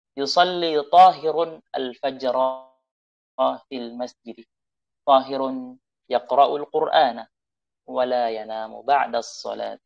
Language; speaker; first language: Arabic; non-native, fluent; Indonesian